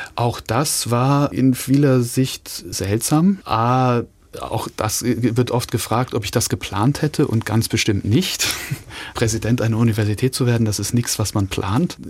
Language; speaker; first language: German; native; German